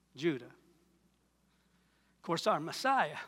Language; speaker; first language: English; native; English